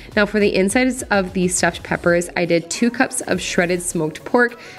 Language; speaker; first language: English; native; English